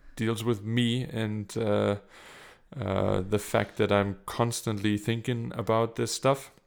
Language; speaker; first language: English; non-native, fluent; German